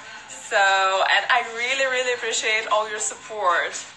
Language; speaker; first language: English; non-native, fluent; Russian